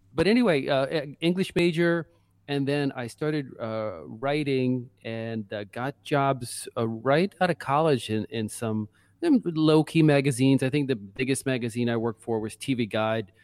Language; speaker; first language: English; native; English